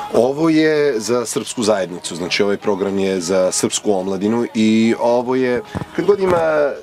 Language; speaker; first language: Croatian; early bilingual, other home language; Serbian